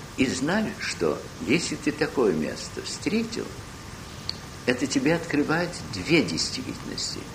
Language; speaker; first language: Russian; early bilingual, heritage; Russian